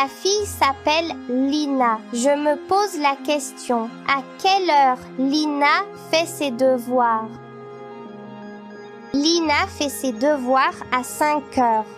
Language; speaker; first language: French; non-native, local second language; Arabic